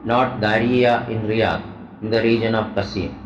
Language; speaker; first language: English; non-native, local second language; Malayalam